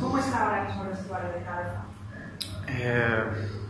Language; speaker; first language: Spanish; native; Spanish